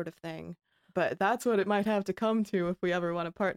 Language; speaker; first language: English; native; English